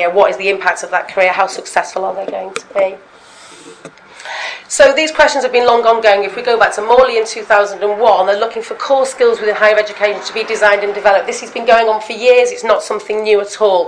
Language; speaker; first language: English; native; English